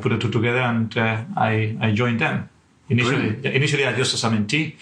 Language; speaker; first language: English; non-native, fluent; Spanish